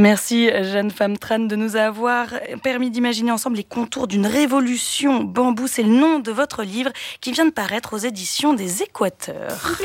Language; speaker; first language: French; native; French